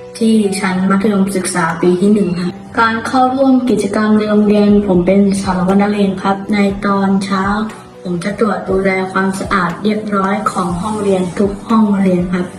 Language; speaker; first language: Thai; native; Thai